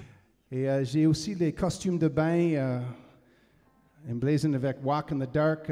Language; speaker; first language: French; non-native, fluent; English